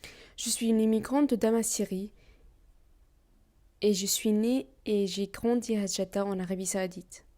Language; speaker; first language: French; non-native, learner; Arabic